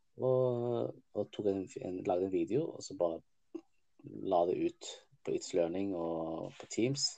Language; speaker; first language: Norwegian; early bilingual, other home language; Somali